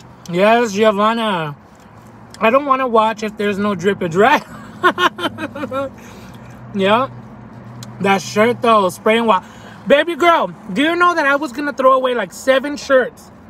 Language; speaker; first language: English; early bilingual, other home language; Spanish